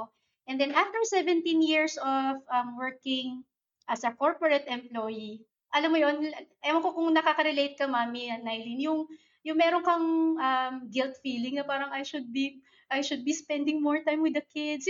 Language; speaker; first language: English; non-native, local second language; Filipino